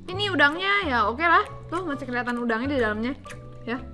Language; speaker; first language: Indonesian; native; Indonesian